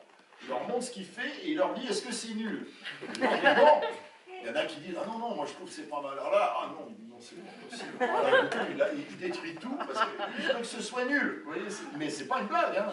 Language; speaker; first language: French; native; French